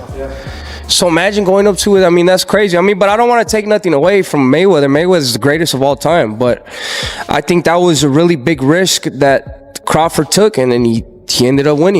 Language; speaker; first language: English; native; English